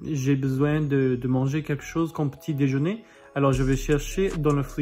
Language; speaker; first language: French; non-native, fluent; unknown